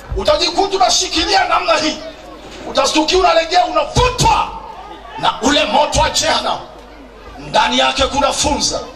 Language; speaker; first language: Swahili; native; Swahili